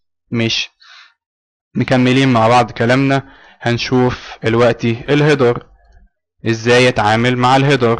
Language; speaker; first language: Arabic; native; Arabic